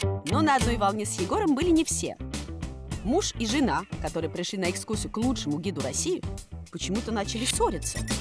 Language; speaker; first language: Russian; non-native, fluent; French